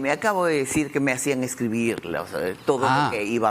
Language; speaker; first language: Spanish; native; Spanish